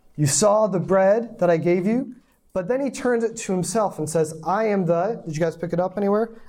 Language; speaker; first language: English; native; English